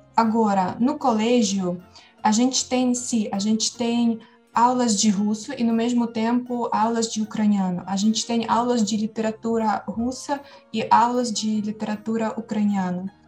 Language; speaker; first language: Portuguese; non-native, fluent; Ukrainian